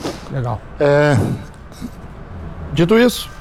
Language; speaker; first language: Portuguese; native; Portuguese